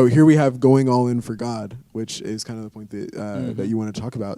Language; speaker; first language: English; native; English